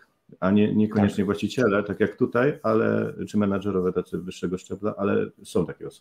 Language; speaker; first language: Polish; native; Polish